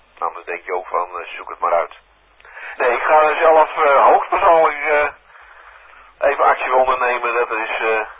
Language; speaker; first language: Dutch; native; Dutch